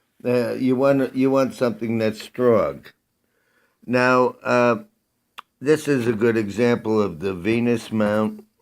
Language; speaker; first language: English; native; English